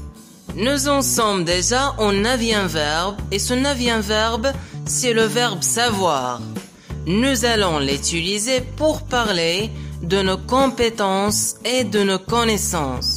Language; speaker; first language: French; non-native, local second language; Arabic